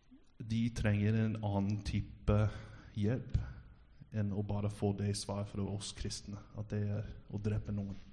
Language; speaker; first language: Norwegian; non-native, fluent; English